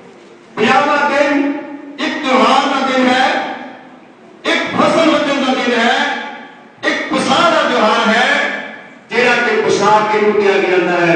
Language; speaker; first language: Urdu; non-native, local second language; Punjabi